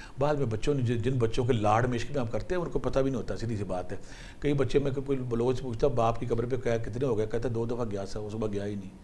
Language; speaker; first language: Urdu; non-native, local second language; Punjabi